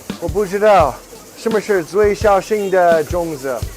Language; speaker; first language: Chinese; non-native, learner; English